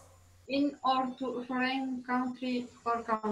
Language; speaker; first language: English; non-native, learner; Arabic